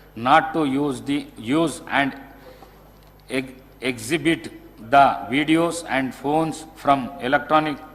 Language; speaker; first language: English; non-native, local second language; Telugu